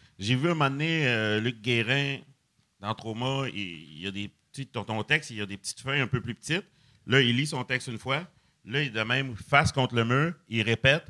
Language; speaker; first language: French; native; French